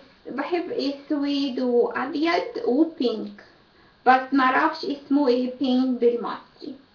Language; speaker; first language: Arabic; non-native, learner; Ukrainian